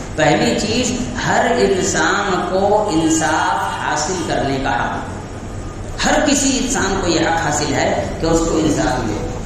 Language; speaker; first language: Urdu; native; Urdu